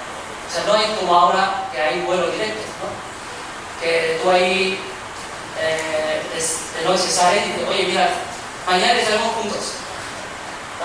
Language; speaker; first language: Spanish; early bilingual, other home language; Chinese